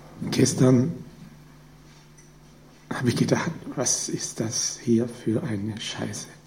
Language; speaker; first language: German; native; German